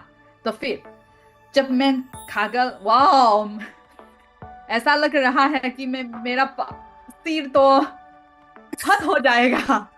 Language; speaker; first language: Hindi; non-native, learner; Chinese